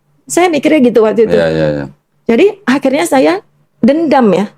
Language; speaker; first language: Indonesian; native; Indonesian